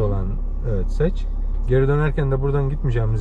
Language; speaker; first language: Turkish; early bilingual, heritage; Turkish